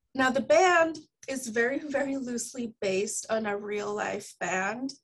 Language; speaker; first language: English; early bilingual, other home language; Spanish